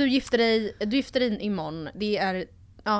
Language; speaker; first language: Swedish; native; Swedish